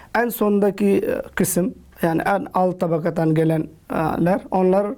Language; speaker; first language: Turkish; non-native, fluent; Urdu